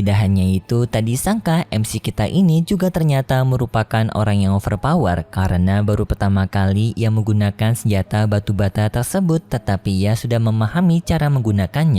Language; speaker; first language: Indonesian; native; Indonesian